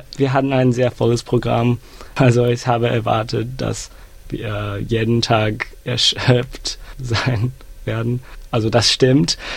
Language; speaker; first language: German; non-native, fluent; Chinese